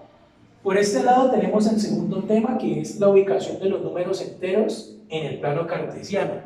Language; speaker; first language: Spanish; native; Spanish